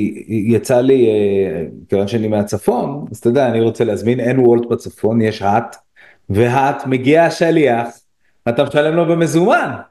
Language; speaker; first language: Hebrew; native; Hebrew